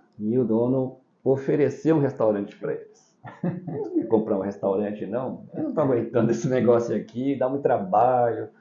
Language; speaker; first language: Portuguese; early bilingual, other home language; Chinese